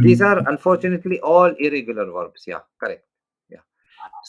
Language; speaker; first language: English; non-native, local second language; French